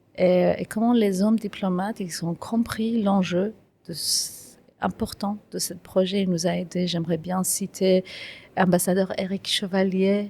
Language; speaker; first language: French; non-native, fluent; Kurdish